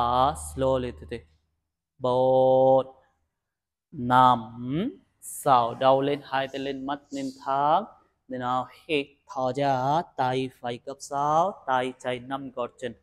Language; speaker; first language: Vietnamese; non-native, learner; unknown